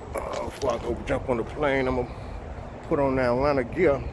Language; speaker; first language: English; native; English